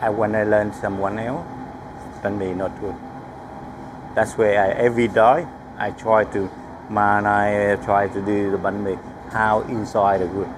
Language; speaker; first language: English; non-native, learner; Vietnamese